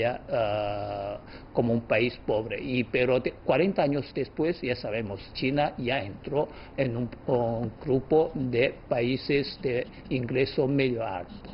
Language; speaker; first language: Spanish; non-native, fluent; Chinese